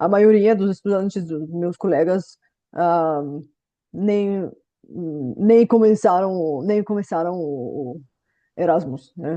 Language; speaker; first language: Portuguese; non-native, fluent; Bulgarian